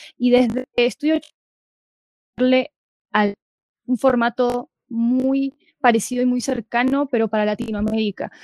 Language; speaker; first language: Spanish; native; Spanish